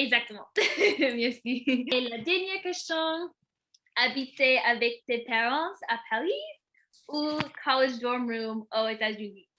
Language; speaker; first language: French; non-native, learner; English